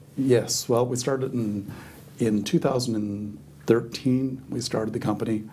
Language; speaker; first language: English; native; English